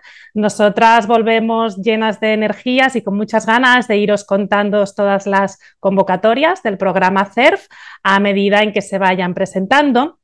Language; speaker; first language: Spanish; native; Spanish